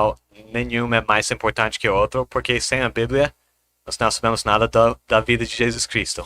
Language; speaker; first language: Portuguese; non-native, fluent; English